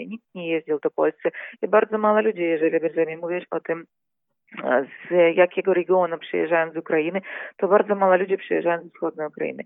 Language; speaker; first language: Polish; non-native, fluent; Ukrainian